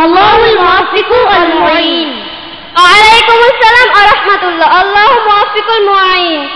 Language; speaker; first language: Arabic; non-native, learner; Bangla